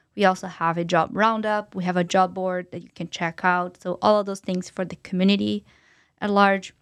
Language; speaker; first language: English; non-native, fluent; Portuguese